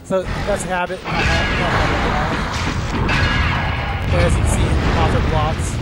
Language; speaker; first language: English; native; English